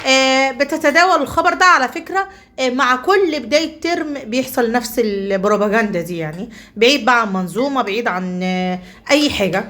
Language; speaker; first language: Arabic; native; Arabic